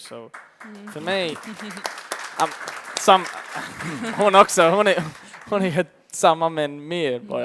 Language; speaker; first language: Swedish; early bilingual, heritage; English